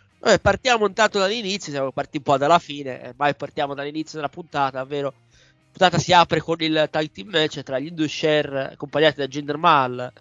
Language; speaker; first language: Italian; native; Italian